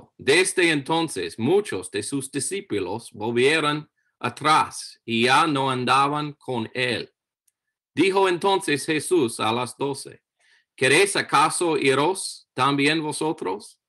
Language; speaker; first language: Spanish; non-native, learner; English